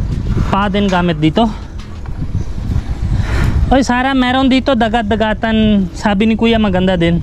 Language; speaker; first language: Filipino; non-native, learner; Punjabi